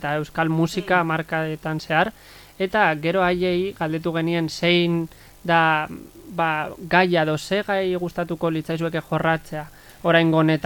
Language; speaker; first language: Basque; native; Basque